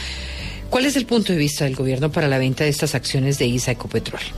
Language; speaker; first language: Spanish; native; Spanish